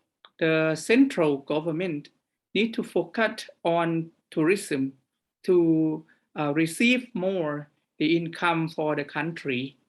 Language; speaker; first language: English; non-native, fluent; Thai